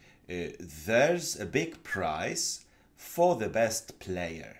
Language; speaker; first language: English; non-native, fluent; Polish